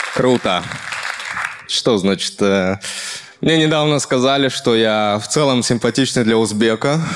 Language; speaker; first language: Russian; native; Russian